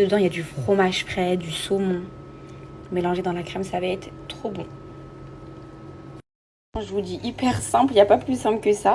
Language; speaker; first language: French; native; French